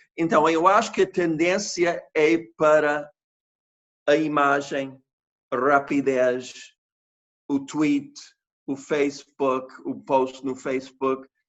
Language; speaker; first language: Portuguese; non-native, fluent; English